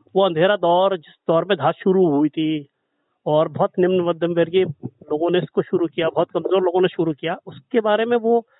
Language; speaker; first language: Hindi; native; Hindi